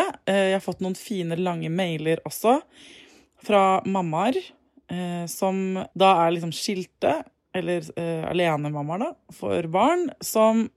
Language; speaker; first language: Norwegian; native; Norwegian